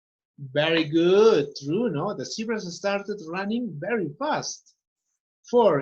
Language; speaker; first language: English; non-native, fluent; Spanish